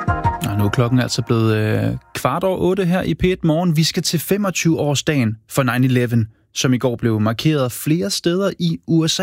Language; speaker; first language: Danish; native; Danish